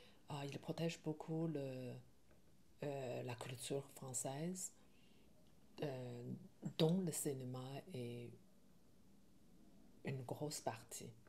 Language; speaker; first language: French; non-native, learner; Chinese